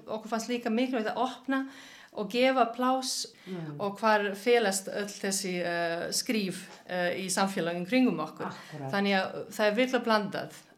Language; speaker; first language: Icelandic; non-native, fluent; Serbian